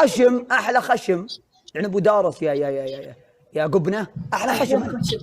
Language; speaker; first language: Arabic; native; Arabic